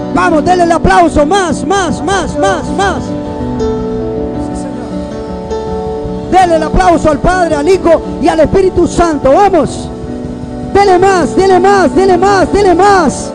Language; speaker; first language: Spanish; native; Spanish